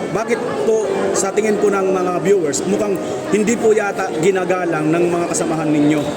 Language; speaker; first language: Filipino; native; Filipino